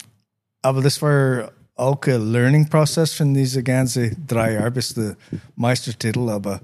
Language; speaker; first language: German; non-native, learner; English